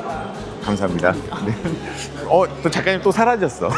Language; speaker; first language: Korean; native; Korean